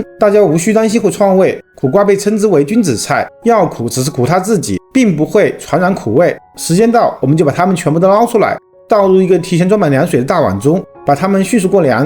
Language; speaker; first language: Chinese; native; Chinese